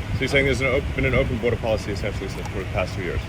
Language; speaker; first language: English; native; English